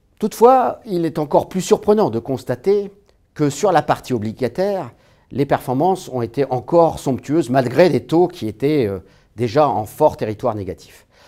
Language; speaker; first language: French; native; French